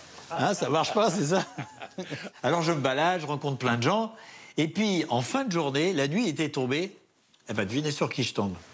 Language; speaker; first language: French; native; French